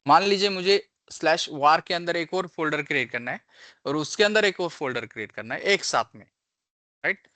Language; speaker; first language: Hindi; non-native, local second language; Marathi